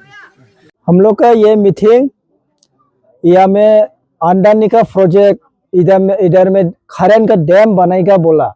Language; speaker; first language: Hindi; non-native, local second language; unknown